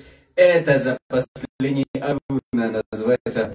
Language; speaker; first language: Russian; non-native, learner; Spanish